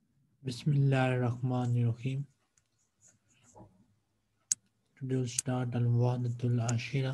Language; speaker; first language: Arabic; non-native, fluent; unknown